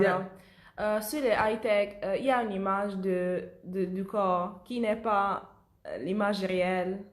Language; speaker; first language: French; non-native, learner; Italian